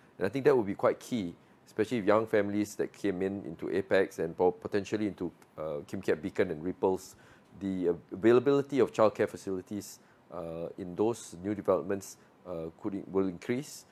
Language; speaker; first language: English; non-native, local second language; Malay